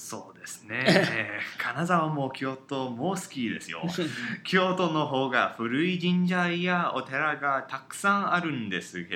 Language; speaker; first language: Japanese; non-native, learner; English